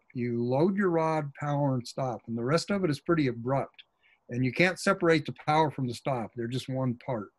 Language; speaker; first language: English; native; English